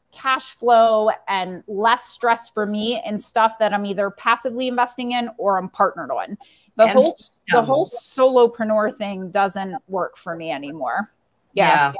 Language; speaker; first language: English; native; English